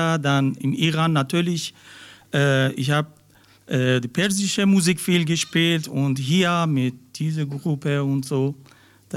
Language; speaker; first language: German; non-native, learner; Persian